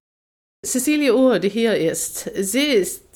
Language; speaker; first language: German; non-native, fluent; Norwegian